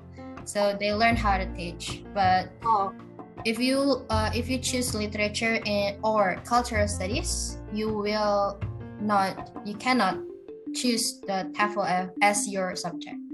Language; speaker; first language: English; non-native, fluent; Indonesian